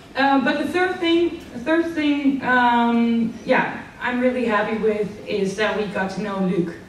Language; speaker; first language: English; non-native, fluent; Dutch